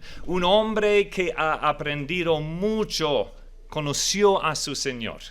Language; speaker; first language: Spanish; non-native, fluent; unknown